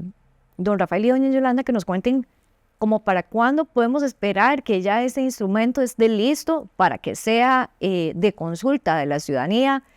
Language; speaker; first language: Spanish; native; Spanish